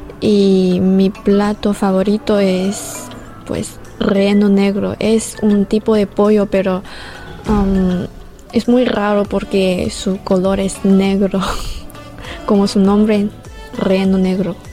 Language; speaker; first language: Spanish; non-native, fluent; Chinese